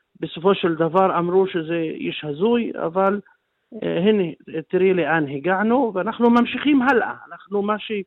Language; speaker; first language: Hebrew; non-native, local second language; Arabic